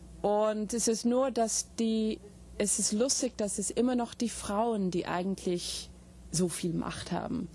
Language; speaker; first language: German; non-native, fluent; English